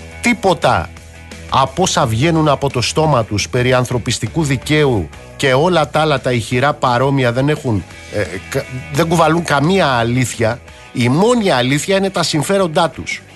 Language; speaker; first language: Greek; native; Greek